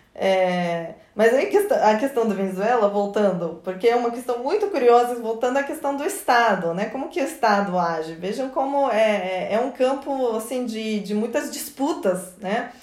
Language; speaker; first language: Portuguese; non-native, fluent; Russian